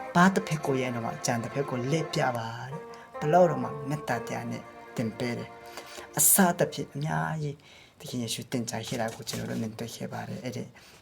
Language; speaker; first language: Burmese; non-native, local second language; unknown